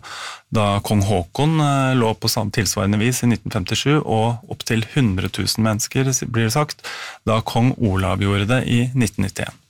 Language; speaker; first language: Norwegian; native; Norwegian